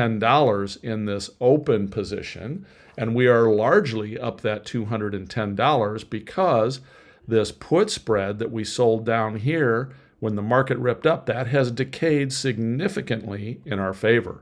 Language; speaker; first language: English; native; English